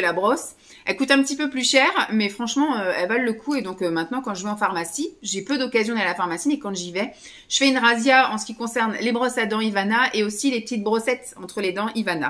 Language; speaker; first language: French; native; French